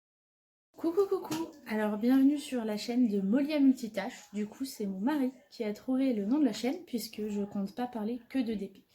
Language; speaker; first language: French; native; French